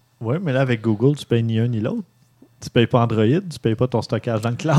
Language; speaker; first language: French; native; French